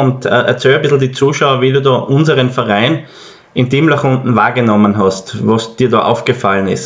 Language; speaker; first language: German; native; German